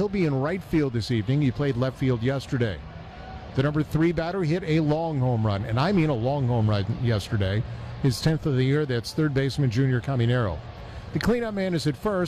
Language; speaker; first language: English; native; English